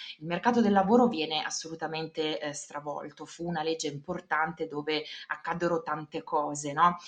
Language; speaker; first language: Italian; native; Italian